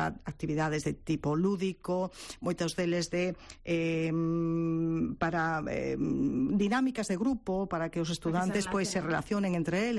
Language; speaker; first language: Spanish; non-native, local second language; Galician